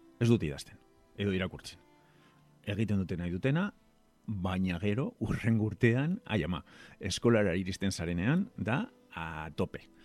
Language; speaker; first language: Basque; non-native, local second language; Spanish